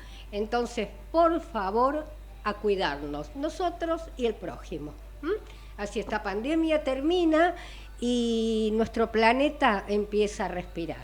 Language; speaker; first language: Spanish; native; Spanish